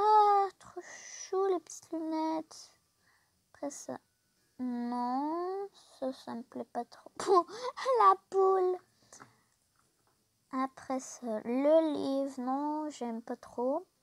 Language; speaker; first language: French; native; French